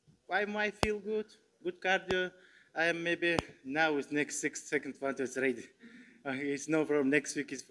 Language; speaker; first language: English; non-native, learner; Turkmen